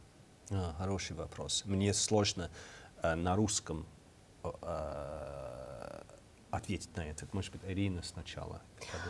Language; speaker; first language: Russian; non-native, learner; English